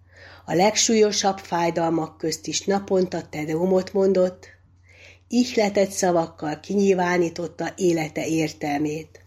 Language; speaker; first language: Hungarian; native; Hungarian